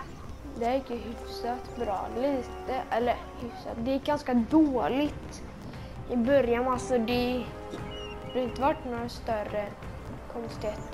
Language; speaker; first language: Swedish; native; Swedish